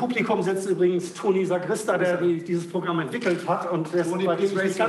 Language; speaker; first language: German; native; German